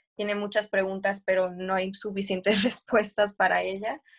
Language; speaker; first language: Spanish; early bilingual, heritage; Spanish